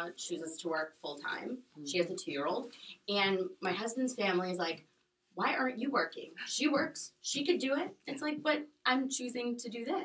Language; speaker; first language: English; native; English